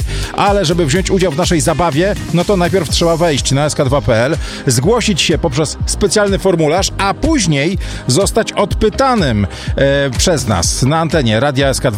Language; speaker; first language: Polish; native; Polish